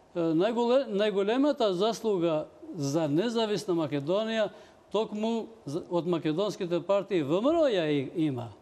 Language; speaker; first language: Macedonian; non-native, local second language; Albanian